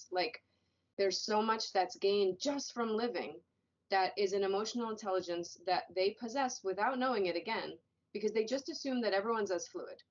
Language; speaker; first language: English; native; English